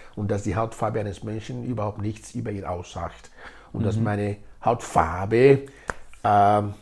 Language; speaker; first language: German; non-native, fluent; Bini